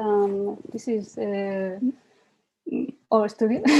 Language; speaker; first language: English; non-native, learner; Spanish